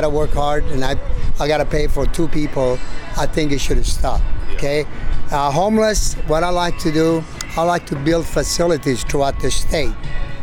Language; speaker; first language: English; non-native, fluent; Italian